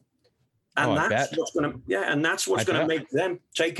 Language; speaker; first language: English; native; English